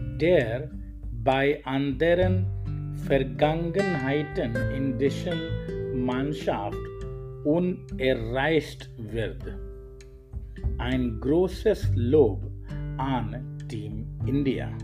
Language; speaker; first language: German; non-native, learner; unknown